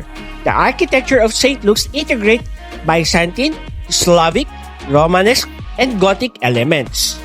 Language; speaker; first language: English; non-native, local second language; Filipino